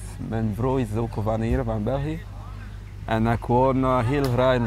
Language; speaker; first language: Dutch; non-native, fluent; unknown